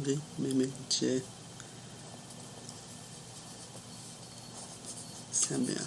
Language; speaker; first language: Slovenian; non-native, learner; English